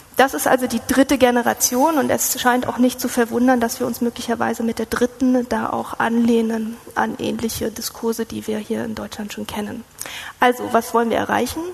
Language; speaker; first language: German; native; German